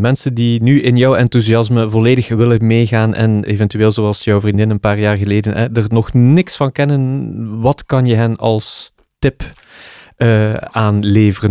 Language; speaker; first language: Dutch; native; Dutch